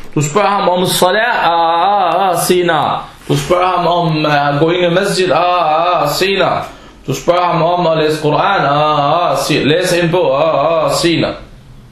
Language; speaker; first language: Danish; early bilingual, other home language; Arabic